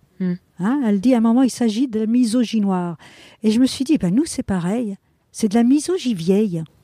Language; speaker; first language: French; non-native, fluent; Spanish